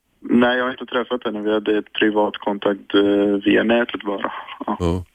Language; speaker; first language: Swedish; non-native, fluent; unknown